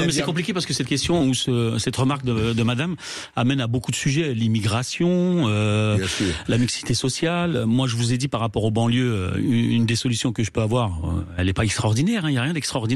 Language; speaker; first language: French; native; French